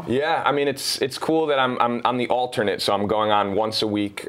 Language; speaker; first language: English; native; English